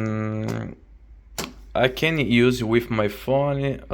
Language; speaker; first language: English; non-native, learner; Portuguese